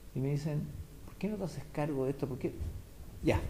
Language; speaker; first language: Spanish; native; Spanish